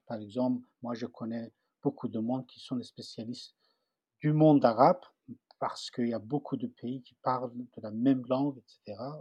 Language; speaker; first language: French; non-native, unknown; Persian